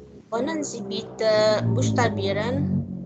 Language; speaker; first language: German; non-native, learner; Indonesian